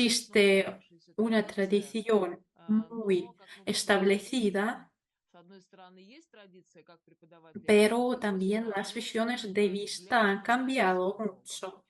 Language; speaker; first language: Spanish; non-native, fluent; Russian